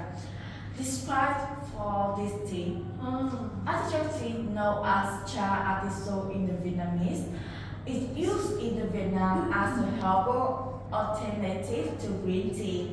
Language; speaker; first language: English; non-native, learner; Vietnamese